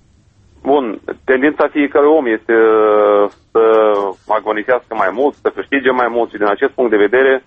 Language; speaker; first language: Romanian; native; Romanian